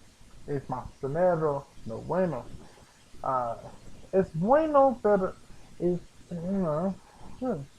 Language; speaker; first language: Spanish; non-native, learner; English